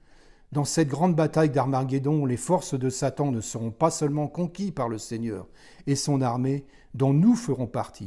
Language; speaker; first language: French; native; French